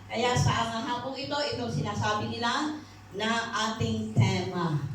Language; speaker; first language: Filipino; non-native, local second language; Iloko